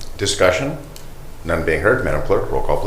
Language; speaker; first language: English; native; English